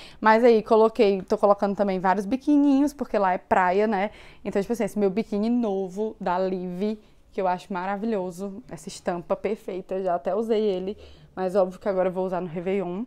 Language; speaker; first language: Portuguese; native; Portuguese